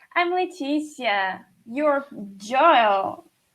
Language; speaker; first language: English; non-native, fluent; Portuguese